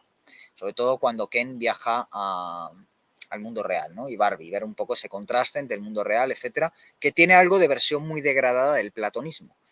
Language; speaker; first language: Spanish; native; Spanish